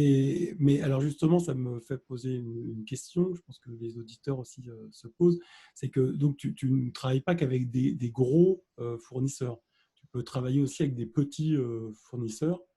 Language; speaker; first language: French; native; French